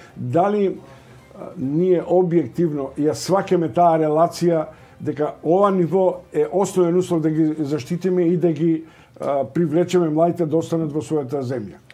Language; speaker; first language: Macedonian; native; Macedonian